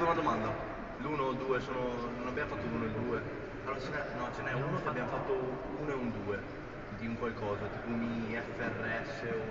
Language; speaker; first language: Italian; native; Italian